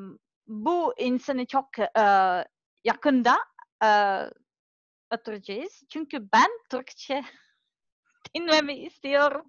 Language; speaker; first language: Turkish; non-native, learner; Serbian